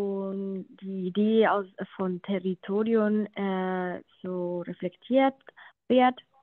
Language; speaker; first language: German; non-native, learner; Spanish